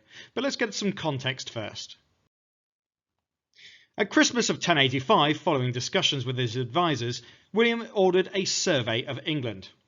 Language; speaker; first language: English; native; English